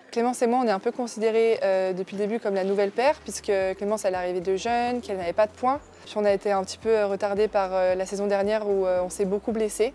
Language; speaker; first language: French; native; French